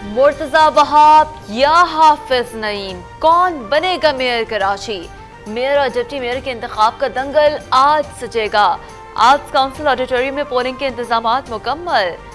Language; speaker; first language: Urdu; native; Urdu